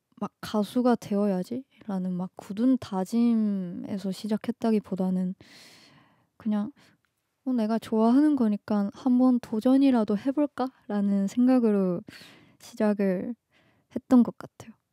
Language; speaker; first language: Korean; native; Korean